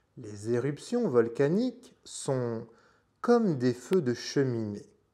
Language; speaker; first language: French; native; French